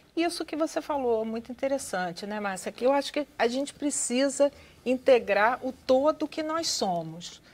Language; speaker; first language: Portuguese; native; Portuguese